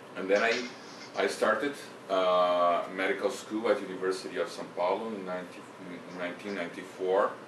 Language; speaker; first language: English; non-native, fluent; Portuguese